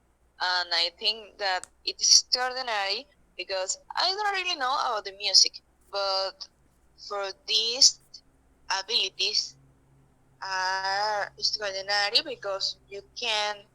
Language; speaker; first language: English; non-native, learner; Spanish